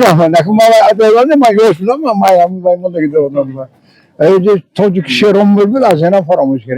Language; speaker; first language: Persian; early bilingual, heritage; Tajik